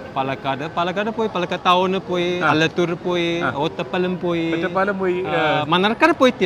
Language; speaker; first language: Malayalam; non-native, learner; Chinese